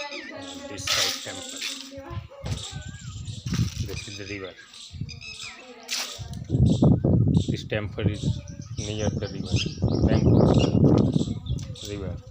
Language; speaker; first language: English; non-native, local second language; Gujarati